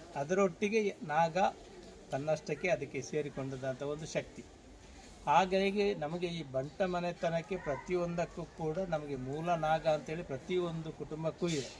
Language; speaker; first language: Kannada; non-native, local second language; Tulu